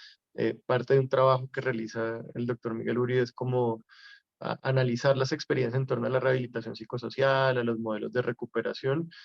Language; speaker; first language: Spanish; native; Spanish